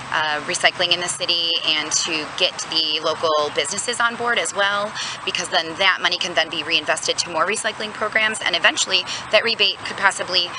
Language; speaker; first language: English; native; English